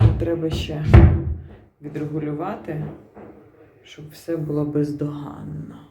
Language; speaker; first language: Ukrainian; native; Ukrainian